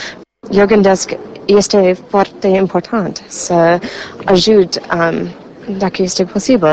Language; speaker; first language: Romanian; non-native, learner; English